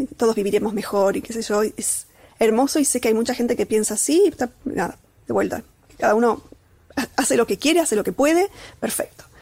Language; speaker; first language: Spanish; native; Spanish